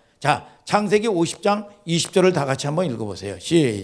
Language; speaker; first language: Korean; native; Korean